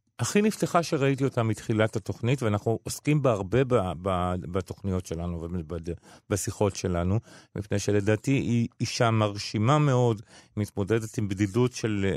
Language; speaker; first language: Hebrew; native; Hebrew